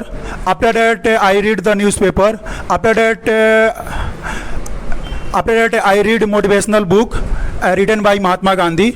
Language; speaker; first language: English; non-native, learner; Hindi